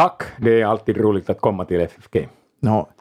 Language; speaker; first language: Swedish; non-native, local second language; Finnish